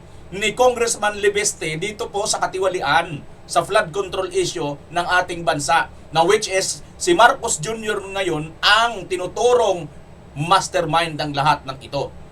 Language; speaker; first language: Filipino; native; Filipino